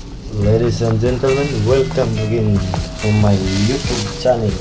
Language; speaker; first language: English; non-native, local second language; Filipino